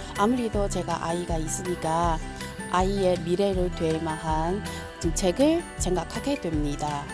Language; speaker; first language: Korean; non-native, fluent; Chinese